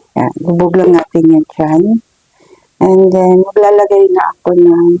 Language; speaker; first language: Filipino; non-native, local second language; Hiligaynon